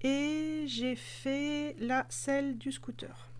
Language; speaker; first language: French; native; French